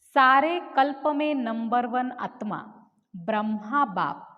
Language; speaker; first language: Hindi; non-native, local second language; Marathi